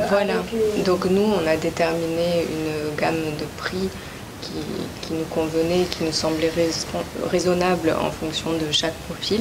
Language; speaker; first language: French; native; French